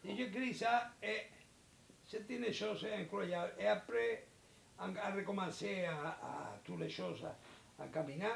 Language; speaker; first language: French; non-native, learner; Spanish